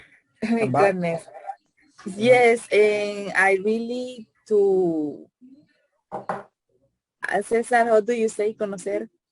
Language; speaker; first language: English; non-native, learner; Spanish